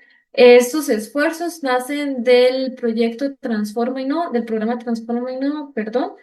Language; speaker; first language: Spanish; native; Spanish